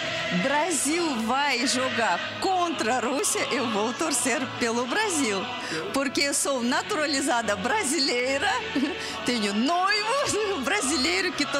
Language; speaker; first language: Portuguese; non-native, fluent; Russian